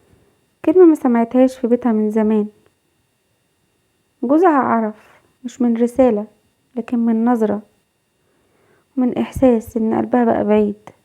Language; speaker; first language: Arabic; native; Arabic